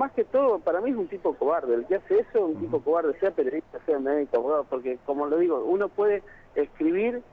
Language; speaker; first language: Spanish; native; Spanish